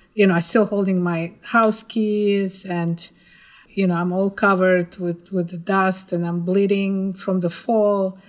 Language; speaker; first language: English; non-native, fluent; Russian